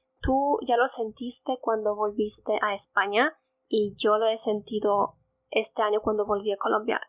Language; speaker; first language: Spanish; non-native, fluent; Polish